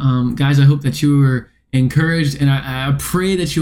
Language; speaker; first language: English; native; English